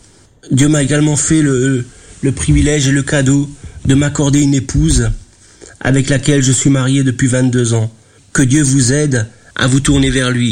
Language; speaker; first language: French; early bilingual, other home language; Portuguese